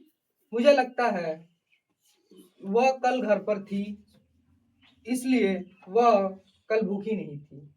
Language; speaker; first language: Hindi; native; Hindi